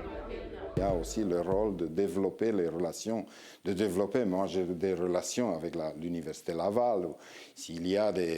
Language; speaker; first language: French; non-native, fluent; Romanian